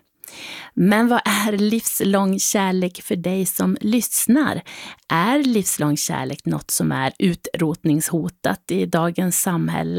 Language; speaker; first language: Swedish; native; Swedish